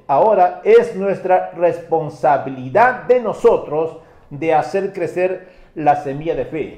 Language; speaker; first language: Spanish; native; Spanish